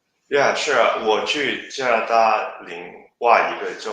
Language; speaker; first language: Chinese; non-native, learner; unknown